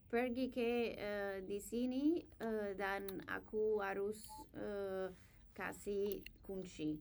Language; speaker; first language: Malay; non-native, learner; English